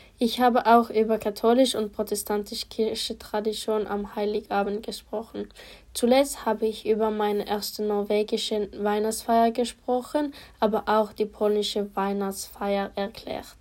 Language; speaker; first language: German; non-native, learner; Polish